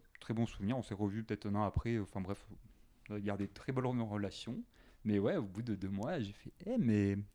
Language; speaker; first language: French; native; French